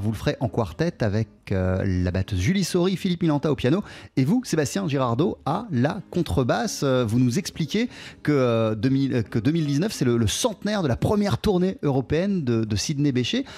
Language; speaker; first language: French; native; French